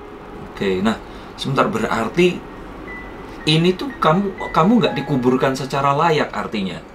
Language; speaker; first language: Indonesian; native; Indonesian